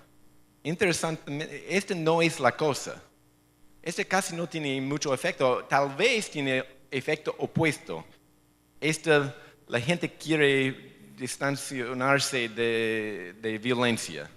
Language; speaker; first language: Spanish; non-native, fluent; English